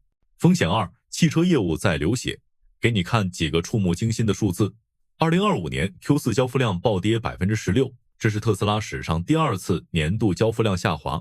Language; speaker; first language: Chinese; native; Chinese